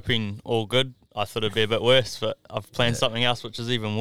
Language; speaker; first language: English; native; English